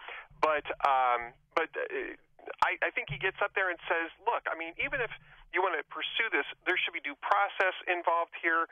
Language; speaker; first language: English; native; English